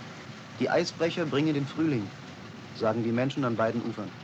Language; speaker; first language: German; native; German